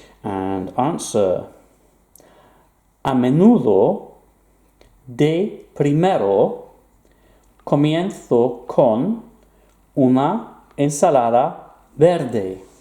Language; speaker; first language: Spanish; non-native, fluent; English